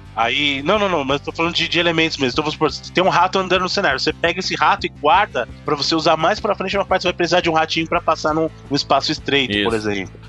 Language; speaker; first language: Portuguese; native; Portuguese